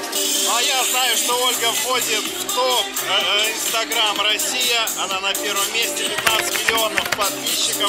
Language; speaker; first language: Russian; native; Russian